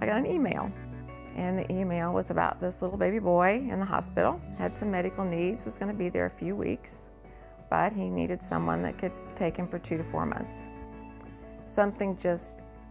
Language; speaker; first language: English; native; English